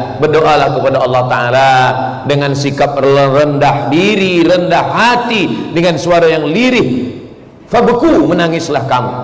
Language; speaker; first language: Malay; native; Malay